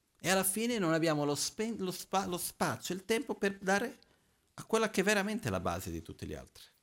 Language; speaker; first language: Italian; non-native, fluent; Portuguese